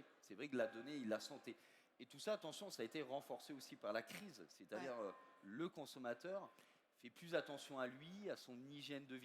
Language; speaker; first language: French; native; French